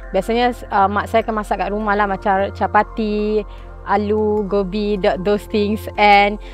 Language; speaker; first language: Malay; early bilingual, other home language; Punjabi